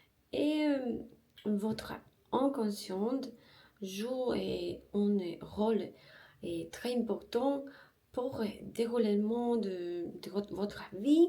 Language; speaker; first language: French; non-native, learner; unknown